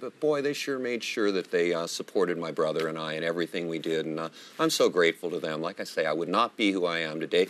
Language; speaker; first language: English; native; English